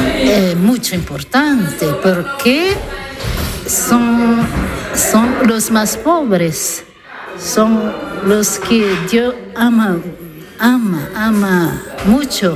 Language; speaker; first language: Spanish; non-native, fluent; Italian